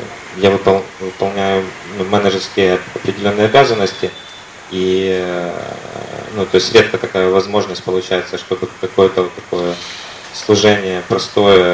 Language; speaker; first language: Russian; native; Russian